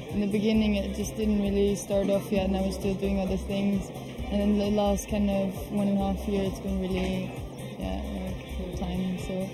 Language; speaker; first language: English; non-native, fluent; Dutch